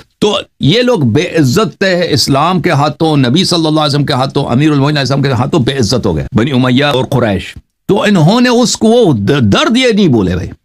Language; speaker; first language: Urdu; non-native, fluent; Persian